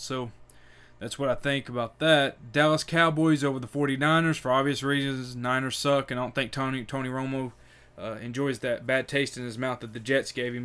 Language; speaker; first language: English; native; English